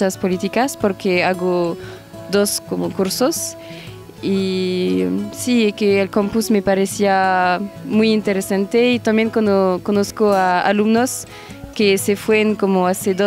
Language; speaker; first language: Spanish; non-native, learner; French